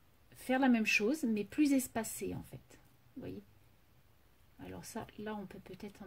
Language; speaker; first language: French; native; French